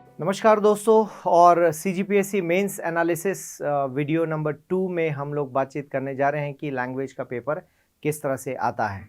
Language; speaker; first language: Hindi; native; Hindi